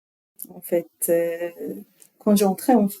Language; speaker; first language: French; non-native, learner; Arabic